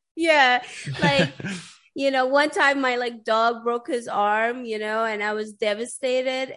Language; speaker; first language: English; non-native, fluent; Swedish